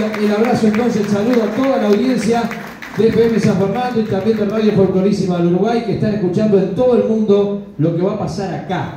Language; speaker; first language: Spanish; native; Spanish